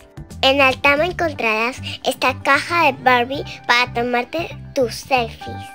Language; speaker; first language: Spanish; native; Spanish